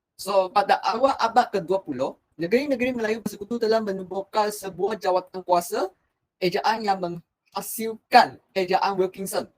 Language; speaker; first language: Malay; non-native, local second language; Chinese